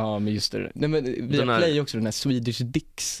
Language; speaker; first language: Swedish; native; Swedish